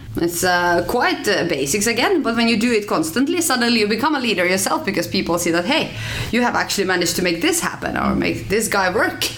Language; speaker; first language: English; non-native, fluent; Finnish